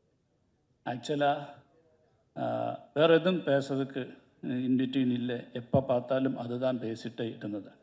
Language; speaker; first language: Tamil; non-native, learner; Malayalam